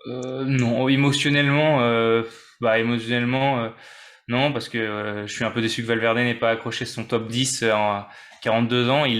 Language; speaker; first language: French; native; French